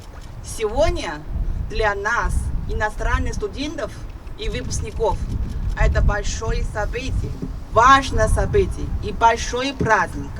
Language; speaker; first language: Russian; non-native, fluent; Chinese